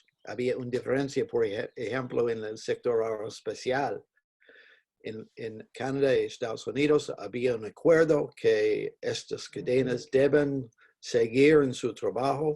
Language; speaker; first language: Spanish; non-native, fluent; English